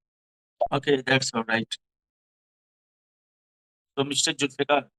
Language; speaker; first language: English; non-native, fluent; Hindi